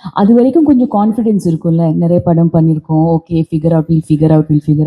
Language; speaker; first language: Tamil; non-native, learner; Malayalam